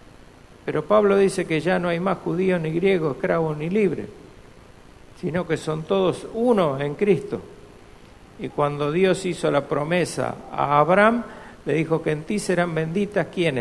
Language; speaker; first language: Spanish; native; Spanish